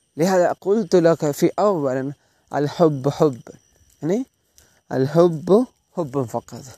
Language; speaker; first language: Arabic; non-native, learner; Malayalam